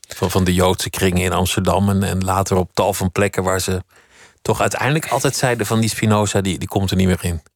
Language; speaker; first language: Dutch; native; Dutch